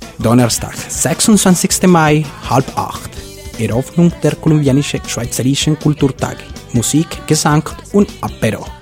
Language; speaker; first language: German; non-native, fluent; Spanish